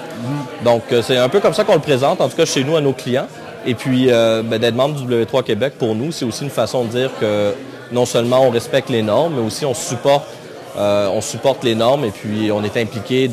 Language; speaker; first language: French; native; French